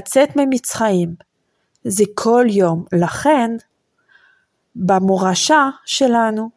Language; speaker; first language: Hebrew; non-native, fluent; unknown